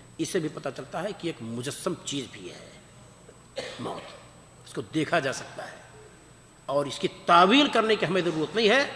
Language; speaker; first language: Urdu; native; Urdu